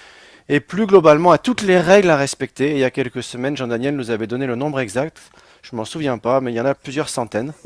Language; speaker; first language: French; native; French